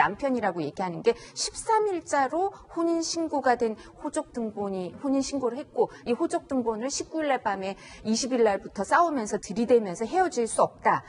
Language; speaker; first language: Korean; native; Korean